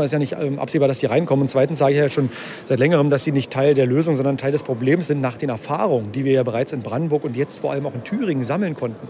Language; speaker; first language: German; native; German